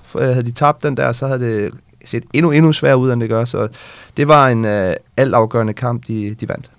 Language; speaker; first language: Danish; native; Danish